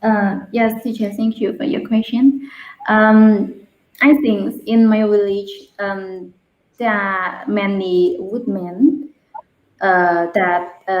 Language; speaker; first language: English; non-native, learner; Khmer